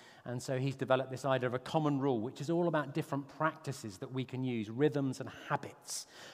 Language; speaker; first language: English; native; English